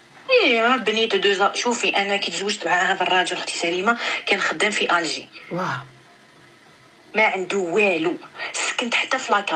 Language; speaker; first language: Arabic; native; Arabic